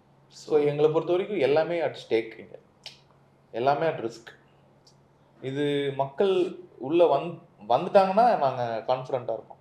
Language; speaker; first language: Tamil; native; Tamil